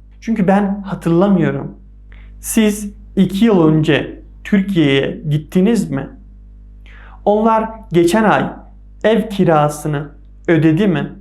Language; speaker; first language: Turkish; non-native, fluent; Persian